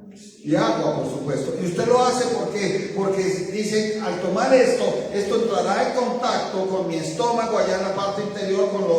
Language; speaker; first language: Spanish; native; Spanish